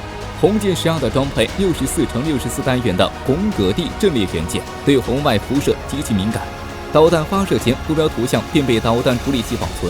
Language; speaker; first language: Chinese; native; Chinese